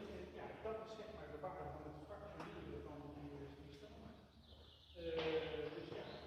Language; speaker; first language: Dutch; native; Dutch